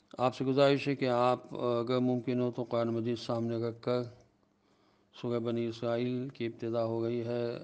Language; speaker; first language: Arabic; non-native, fluent; Urdu